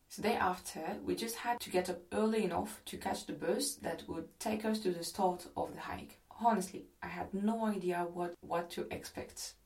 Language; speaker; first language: English; non-native, fluent; French